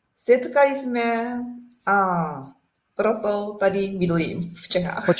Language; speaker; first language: Czech; non-native, learner; Japanese